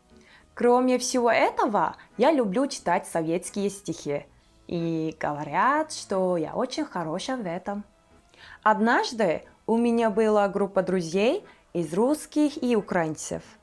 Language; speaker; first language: Russian; non-native, fluent; Turkish